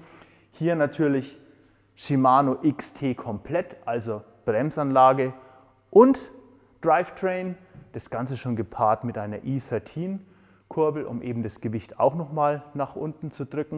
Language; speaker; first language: German; native; German